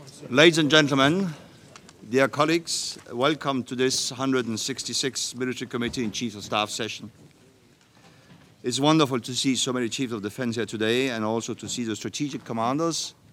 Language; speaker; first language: English; non-native, fluent; Danish